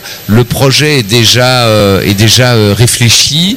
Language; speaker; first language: French; native; French